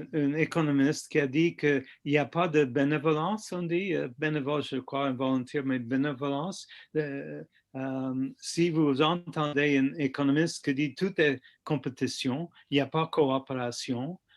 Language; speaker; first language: French; non-native, fluent; English